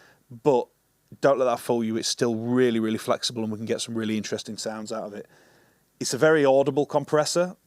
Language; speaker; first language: English; native; English